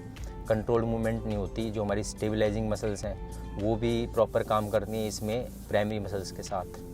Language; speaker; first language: Hindi; native; Hindi